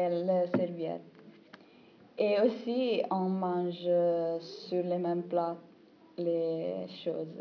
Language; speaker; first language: French; non-native, learner; Italian